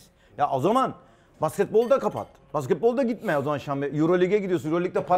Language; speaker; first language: Turkish; native; Turkish